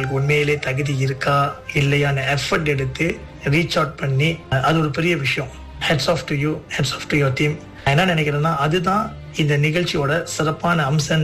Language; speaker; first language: Tamil; early bilingual, heritage; Tamil